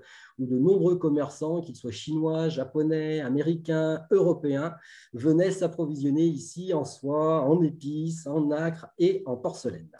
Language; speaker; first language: French; native; French